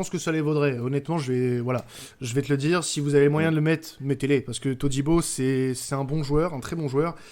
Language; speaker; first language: French; native; French